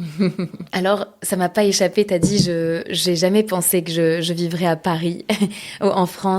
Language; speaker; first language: French; native; French